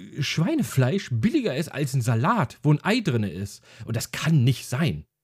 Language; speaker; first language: German; early bilingual, other home language; Hungarian